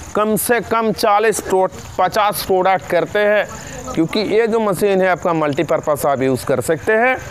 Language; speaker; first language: Hindi; non-native, local second language; Bangla